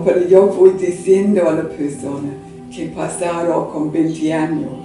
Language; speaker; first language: Spanish; non-native, learner; English